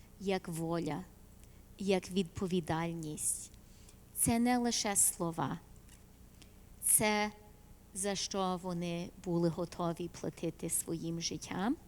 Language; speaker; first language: Ukrainian; early bilingual, heritage; Ukrainian